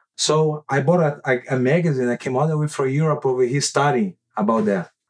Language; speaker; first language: English; non-native, learner; Portuguese